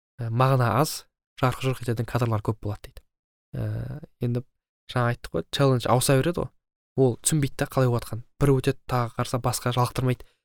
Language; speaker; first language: Kazakh; native; Kazakh